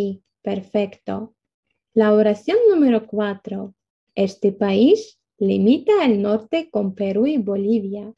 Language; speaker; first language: Spanish; non-native, fluent; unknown